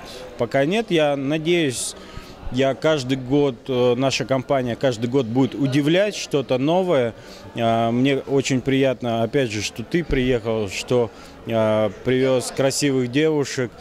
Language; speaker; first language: Russian; native; Russian